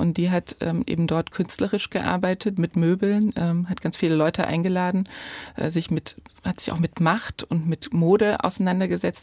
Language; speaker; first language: German; native; German